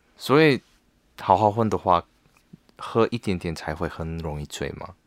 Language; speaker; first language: Chinese; non-native, fluent; Korean